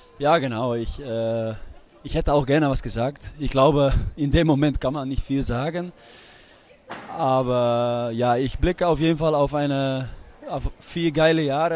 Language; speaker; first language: German; non-native, fluent; Dutch